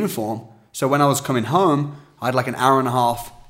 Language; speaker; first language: English; native; English